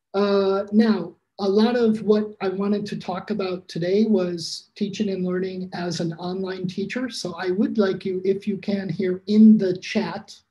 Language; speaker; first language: English; native; English